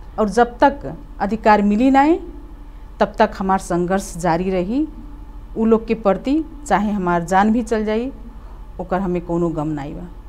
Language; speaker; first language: Bhojpuri; native; Bhojpuri